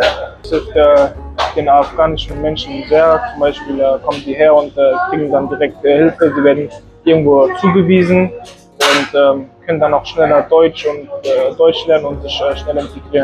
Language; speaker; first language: German; early bilingual, other home language; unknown